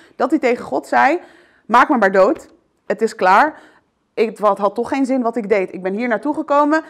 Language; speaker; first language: Dutch; early bilingual, other home language; Arabic